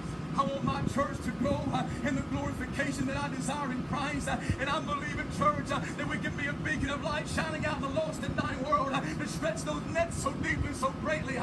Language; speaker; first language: English; native; English